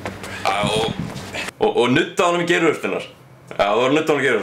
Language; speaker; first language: Icelandic; native; Icelandic